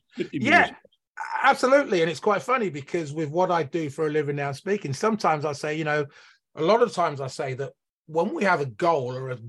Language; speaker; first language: English; native; English